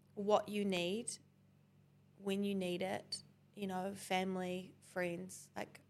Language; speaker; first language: English; native; English